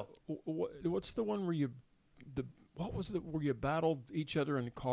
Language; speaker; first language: English; native; English